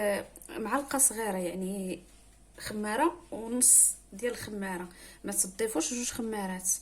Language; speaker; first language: Arabic; native; Arabic